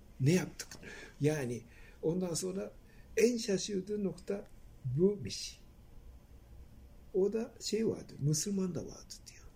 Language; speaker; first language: Turkish; non-native, fluent; Japanese